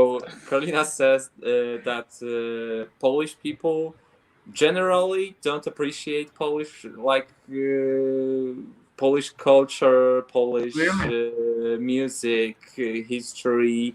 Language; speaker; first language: English; non-native, fluent; Polish